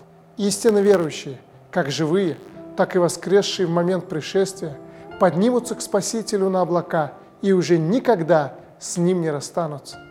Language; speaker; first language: Russian; native; Russian